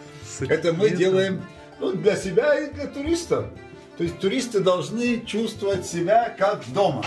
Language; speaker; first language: Russian; non-native, local second language; Gagauz